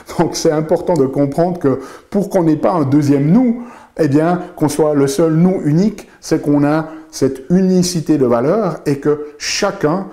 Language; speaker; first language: French; native; French